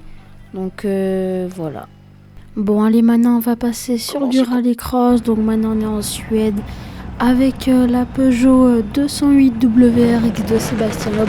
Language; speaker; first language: French; native; French